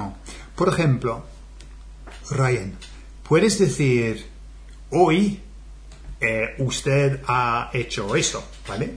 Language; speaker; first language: Spanish; non-native, fluent; English